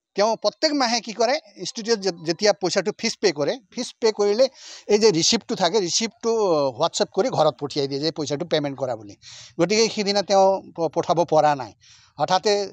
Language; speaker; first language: Assamese; non-native, local second language; Nepali